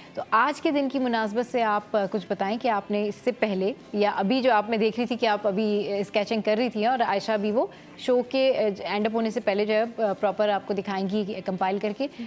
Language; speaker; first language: Urdu; native; Urdu